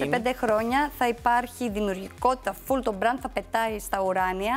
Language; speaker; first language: Greek; native; Greek